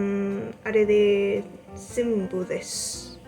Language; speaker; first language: Japanese; non-native, learner; Spanish